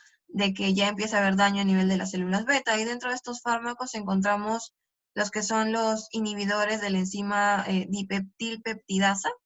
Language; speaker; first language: Spanish; native; Spanish